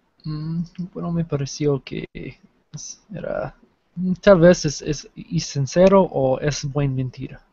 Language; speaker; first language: Spanish; non-native, learner; English